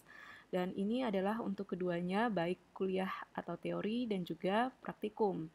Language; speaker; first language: Indonesian; native; Indonesian